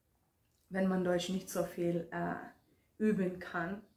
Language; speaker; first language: German; non-native, fluent; Finnish